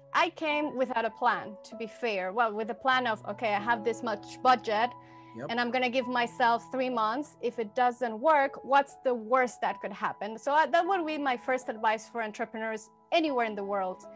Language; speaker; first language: English; non-native, fluent; Spanish